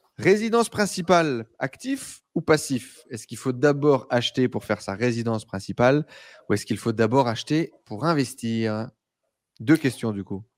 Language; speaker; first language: French; native; French